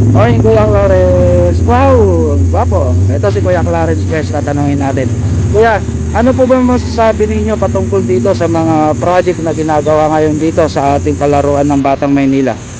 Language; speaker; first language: Filipino; native; Filipino